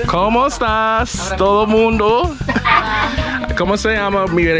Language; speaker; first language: Spanish; non-native, learner; English